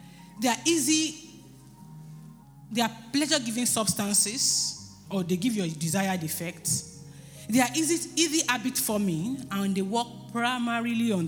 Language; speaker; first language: English; non-native, local second language; Yoruba